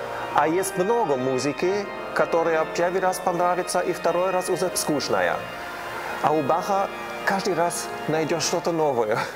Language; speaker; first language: Russian; non-native, learner; German